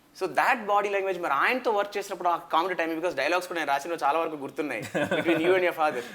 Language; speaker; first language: Telugu; native; Telugu